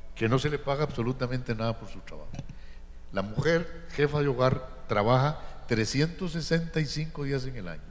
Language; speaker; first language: Spanish; native; Spanish